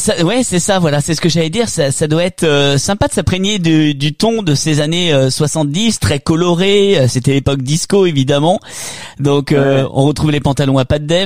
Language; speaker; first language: French; native; French